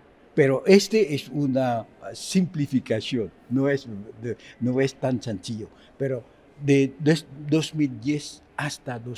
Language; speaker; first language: Spanish; non-native, fluent; Haitian Creole